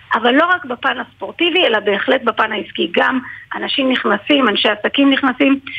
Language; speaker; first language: Hebrew; native; Hebrew